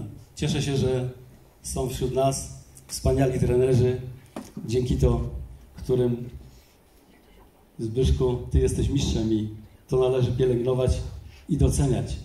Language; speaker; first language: Polish; native; Polish